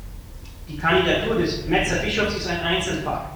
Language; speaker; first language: German; native; German